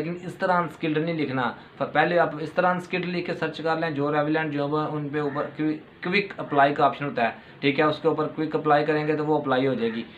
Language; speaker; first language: Urdu; non-native, local second language; Punjabi